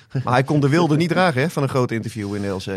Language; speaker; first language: Dutch; native; Dutch